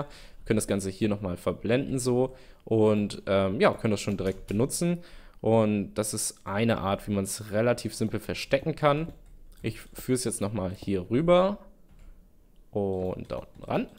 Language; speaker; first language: German; native; German